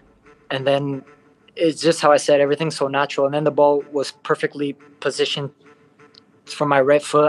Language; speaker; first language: English; non-native, fluent; Portuguese